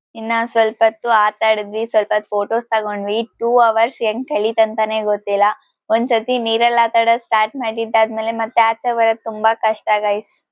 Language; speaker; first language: Kannada; non-native, local second language; Telugu